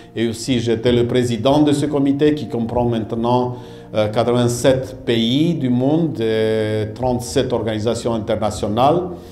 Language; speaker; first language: French; non-native, fluent; Romanian